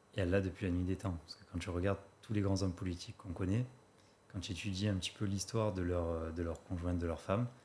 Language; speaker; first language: French; native; French